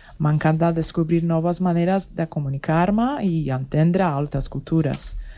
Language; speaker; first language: Spanish; non-native, fluent; Portuguese